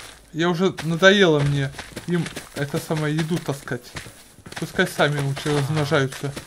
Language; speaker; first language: Russian; native; Russian